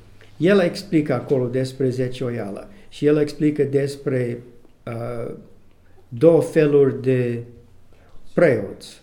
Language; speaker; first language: Romanian; non-native, learner; English